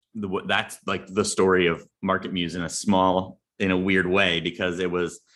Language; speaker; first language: English; native; English